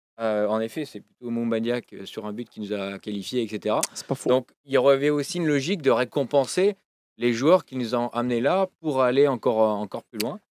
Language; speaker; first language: French; native; French